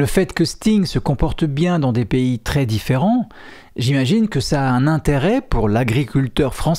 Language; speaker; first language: French; native; French